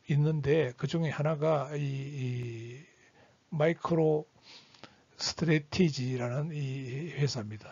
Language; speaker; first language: Korean; native; Korean